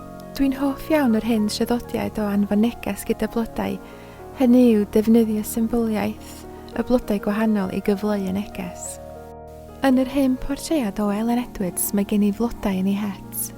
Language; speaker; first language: Welsh; native; Welsh